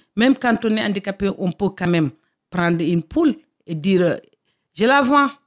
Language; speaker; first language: French; non-native, local second language; Fula